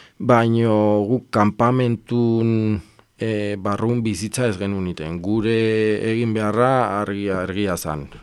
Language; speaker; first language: Basque; native; Basque